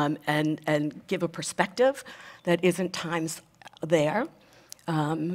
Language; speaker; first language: English; native; English